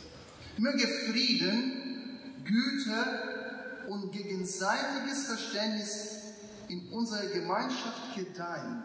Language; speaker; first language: German; non-native, fluent; Ukrainian